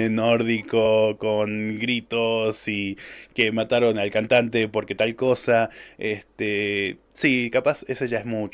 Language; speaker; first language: Spanish; native; Spanish